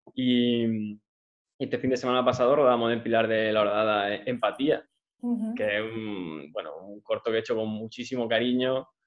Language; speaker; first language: Spanish; native; Spanish